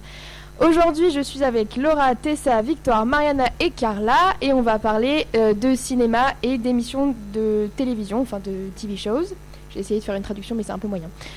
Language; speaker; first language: French; native; French